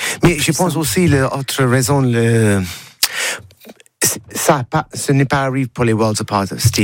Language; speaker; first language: French; non-native, learner; English